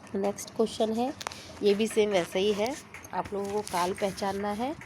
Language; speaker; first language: Hindi; non-native, local second language; Marathi